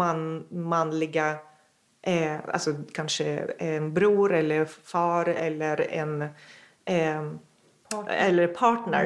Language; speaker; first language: Swedish; non-native, fluent; Russian